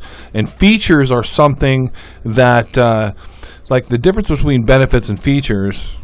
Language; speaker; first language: English; native; English